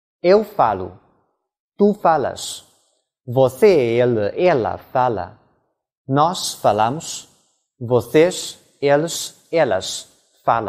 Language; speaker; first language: Portuguese; non-native, fluent; Chinese